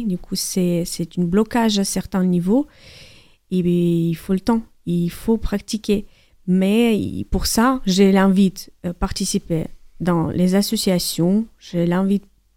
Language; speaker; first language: French; non-native, learner; Ukrainian